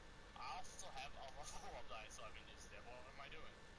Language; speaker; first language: English; native; English